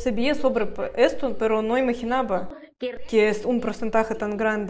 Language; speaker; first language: Spanish; non-native, fluent; Russian